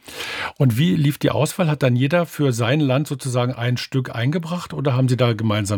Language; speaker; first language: German; native; German